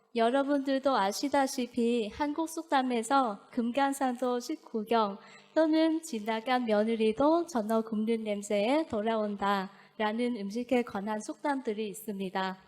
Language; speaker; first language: Korean; non-native, fluent; Vietnamese